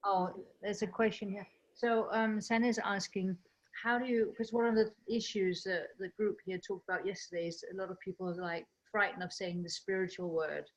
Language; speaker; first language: English; non-native, fluent; Danish